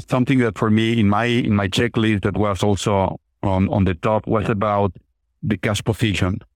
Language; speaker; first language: English; non-native, fluent; Spanish